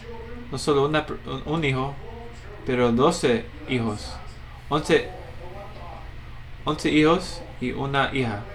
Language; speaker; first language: Spanish; non-native, fluent; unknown